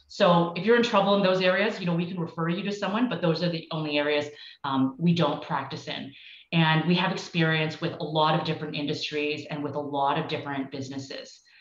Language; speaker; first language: English; early bilingual, other home language; Chinese